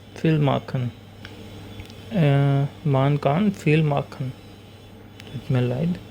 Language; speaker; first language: German; non-native, learner; Hindi